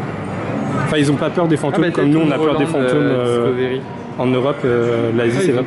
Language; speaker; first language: French; native; French